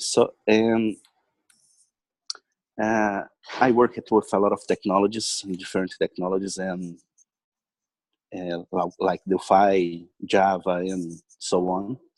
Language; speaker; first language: English; non-native, learner; Portuguese